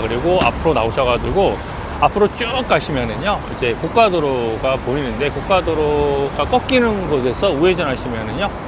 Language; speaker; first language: Korean; native; Korean